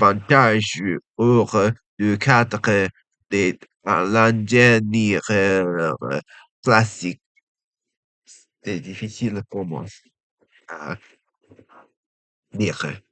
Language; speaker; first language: French; non-native, learner; Japanese